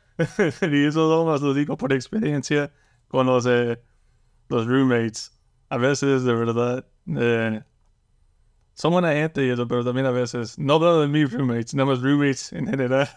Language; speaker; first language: Spanish; early bilingual, heritage; Spanish